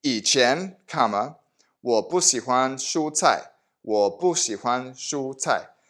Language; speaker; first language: Chinese; non-native, learner; English